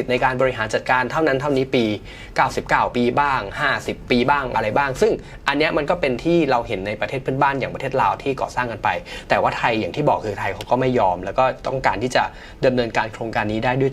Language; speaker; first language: Thai; native; Thai